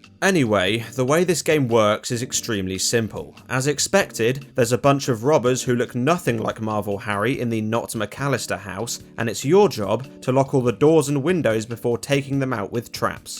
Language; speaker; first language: English; native; English